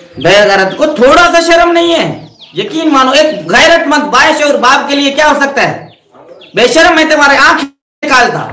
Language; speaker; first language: Urdu; non-native, local second language; Sindhi